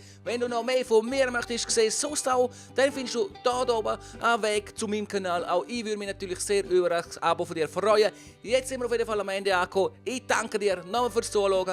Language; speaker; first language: German; native; German